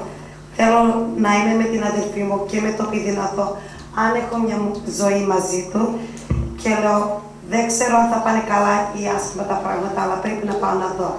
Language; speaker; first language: Greek; early bilingual, heritage; Greek